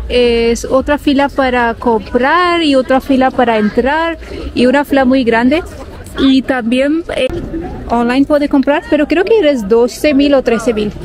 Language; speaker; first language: Spanish; non-native, learner; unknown